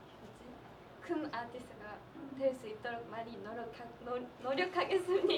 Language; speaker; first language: Korean; non-native, learner; Japanese